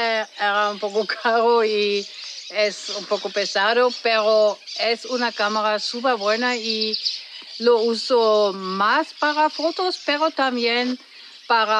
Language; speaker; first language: Spanish; non-native, fluent; German